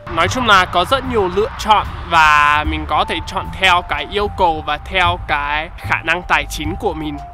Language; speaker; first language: Vietnamese; non-native, fluent; English